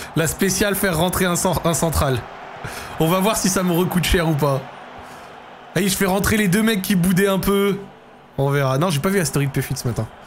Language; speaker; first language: French; native; French